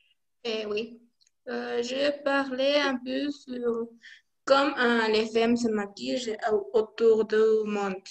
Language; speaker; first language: French; non-native, learner; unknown